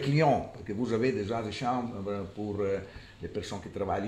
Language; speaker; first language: French; non-native, fluent; Italian